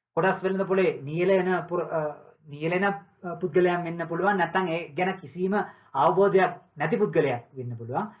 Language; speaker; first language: Sinhala; non-native, local second language; Tamil